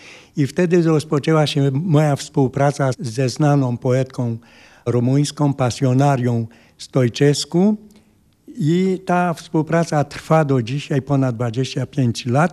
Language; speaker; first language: Polish; non-native, fluent; Romanian